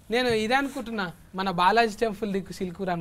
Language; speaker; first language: Telugu; native; Telugu